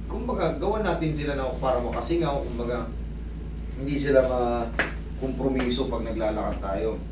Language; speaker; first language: Filipino; native; Filipino